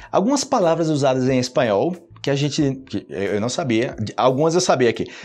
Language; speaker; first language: Portuguese; native; Portuguese